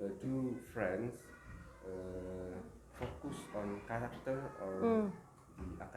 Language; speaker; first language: English; non-native, learner; Indonesian